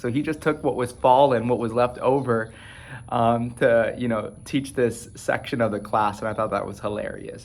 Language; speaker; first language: English; native; English